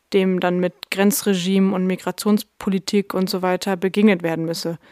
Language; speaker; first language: German; early bilingual, other home language; Russian